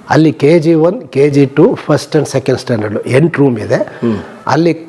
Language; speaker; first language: Kannada; native; Kannada